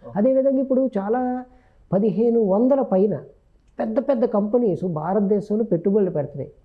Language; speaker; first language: Telugu; native; Telugu